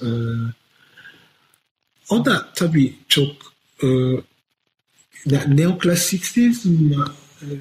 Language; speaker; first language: Turkish; non-native, fluent; Italian